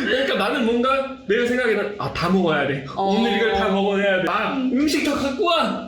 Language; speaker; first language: Korean; native; Korean